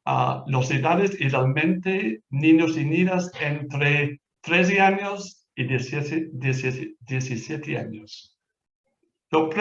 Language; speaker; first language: Spanish; non-native, fluent; English